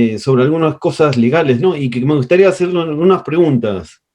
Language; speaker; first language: Spanish; native; Spanish